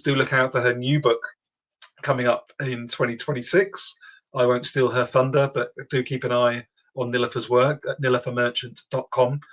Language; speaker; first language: English; native; English